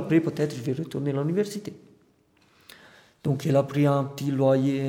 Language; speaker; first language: French; non-native, fluent; Romanian